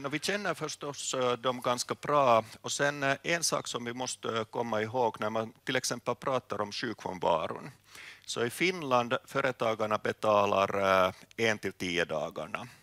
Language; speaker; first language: Swedish; non-native, local second language; Finnish